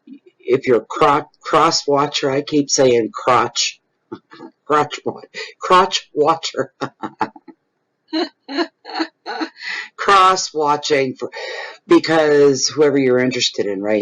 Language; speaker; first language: English; native; English